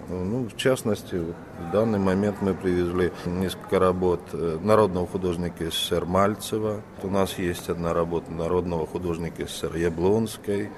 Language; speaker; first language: Russian; native; Russian